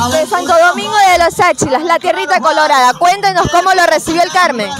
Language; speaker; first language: Spanish; native; Spanish